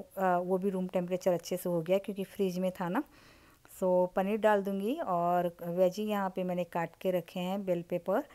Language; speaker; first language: Hindi; native; Hindi